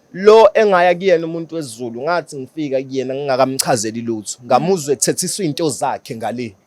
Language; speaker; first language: Zulu; native; Zulu